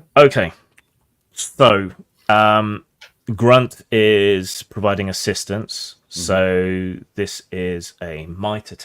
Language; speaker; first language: English; native; English